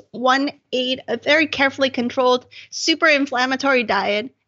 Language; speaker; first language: English; non-native, local second language; Cantonese